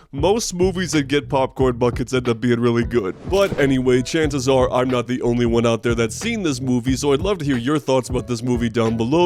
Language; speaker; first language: English; native; English